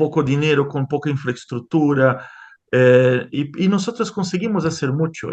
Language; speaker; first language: Spanish; non-native, fluent; Portuguese